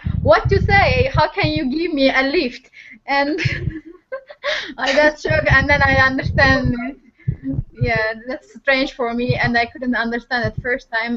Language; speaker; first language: English; non-native, learner; Turkish